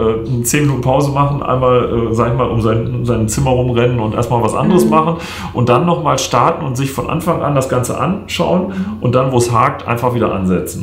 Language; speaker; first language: German; native; German